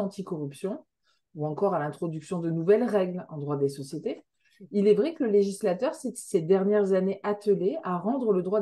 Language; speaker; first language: French; native; French